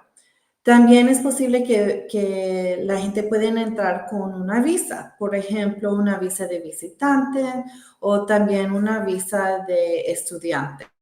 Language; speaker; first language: Spanish; early bilingual, heritage; Spanish